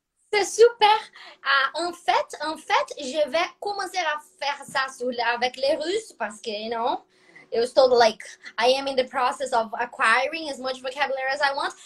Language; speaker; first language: French; non-native, fluent; Portuguese